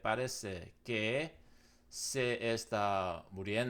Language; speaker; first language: Spanish; non-native, learner; Korean